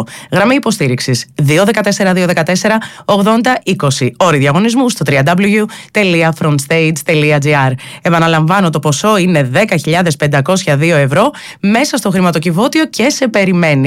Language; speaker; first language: Greek; native; Greek